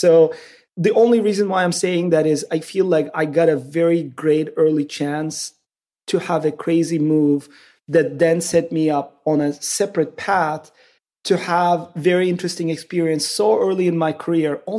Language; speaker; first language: English; non-native, fluent; Turkish